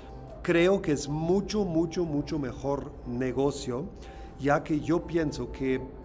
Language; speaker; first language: Spanish; non-native, fluent; German